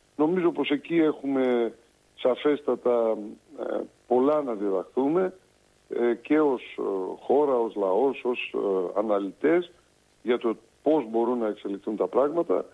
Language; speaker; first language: Greek; native; Greek